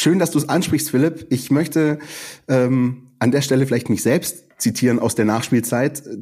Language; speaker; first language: German; native; German